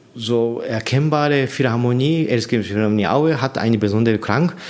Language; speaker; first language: German; non-native, learner; Japanese